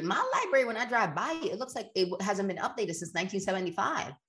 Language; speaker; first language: English; early bilingual, other home language; Spanish